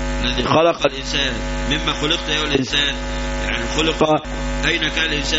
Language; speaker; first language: Arabic; native; Arabic